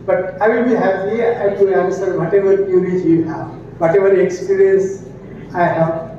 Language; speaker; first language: English; non-native, local second language; Marathi